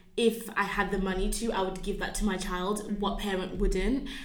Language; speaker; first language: English; native; English